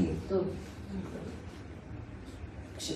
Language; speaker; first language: Dutch; non-native, learner; Indonesian